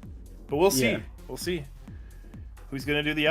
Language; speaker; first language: English; native; English